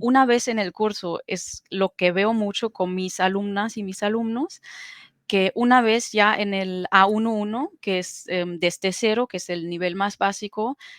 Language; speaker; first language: Spanish; non-native, fluent; German